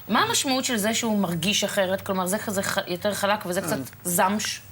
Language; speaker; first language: Hebrew; native; Hebrew